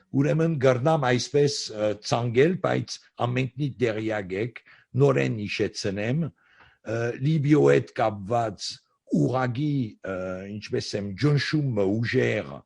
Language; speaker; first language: Armenian; early bilingual, heritage; Armenian